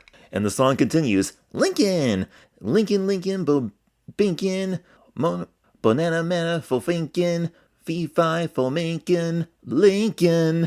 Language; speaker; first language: English; native; English